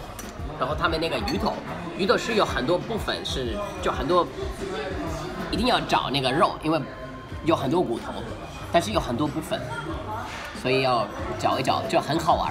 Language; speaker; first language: Chinese; non-native, fluent; English